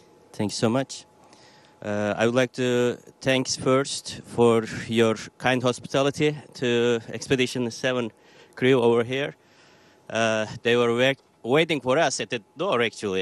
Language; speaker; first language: English; non-native, fluent; Turkish